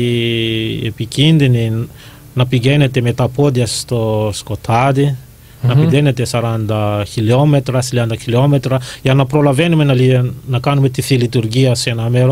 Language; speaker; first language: Greek; non-native, learner; Malagasy